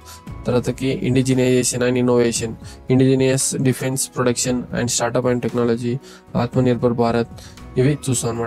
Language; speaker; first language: Telugu; native; Telugu